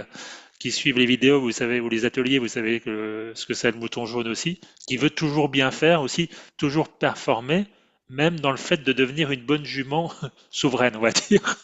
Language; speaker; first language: French; native; French